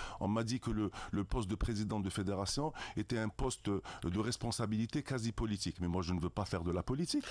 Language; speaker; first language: French; non-native, local second language; Arabic